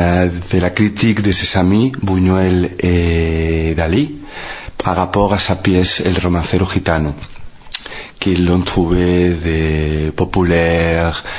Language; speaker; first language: French; non-native, fluent; Spanish